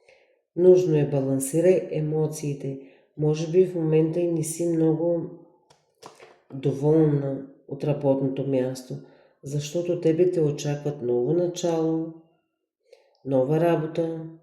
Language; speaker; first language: Bulgarian; native; Bulgarian